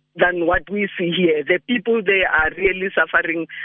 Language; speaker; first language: English; non-native, local second language; Northern Sotho